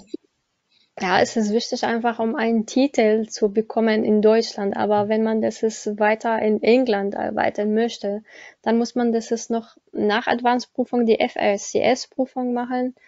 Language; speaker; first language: German; non-native, learner; Arabic